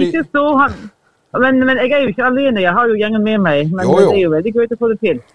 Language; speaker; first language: Norwegian; non-native, fluent; German